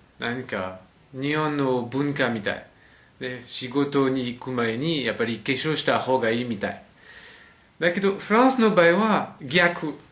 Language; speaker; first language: Japanese; non-native, fluent; French